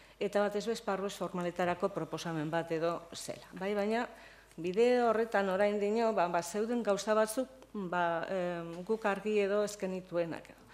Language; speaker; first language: Basque; native; Basque